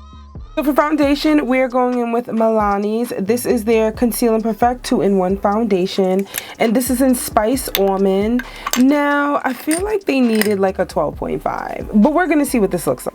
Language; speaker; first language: English; native; English